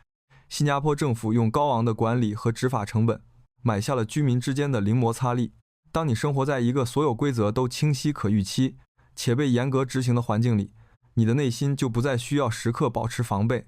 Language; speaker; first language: Chinese; native; Chinese